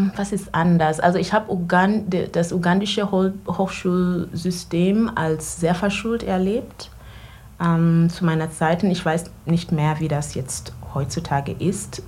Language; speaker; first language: German; non-native, fluent; Ganda